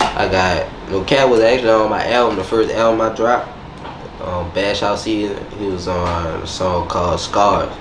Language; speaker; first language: English; native; English